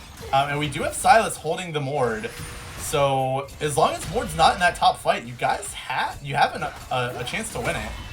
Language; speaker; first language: English; native; English